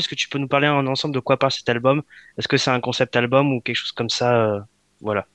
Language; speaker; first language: French; native; French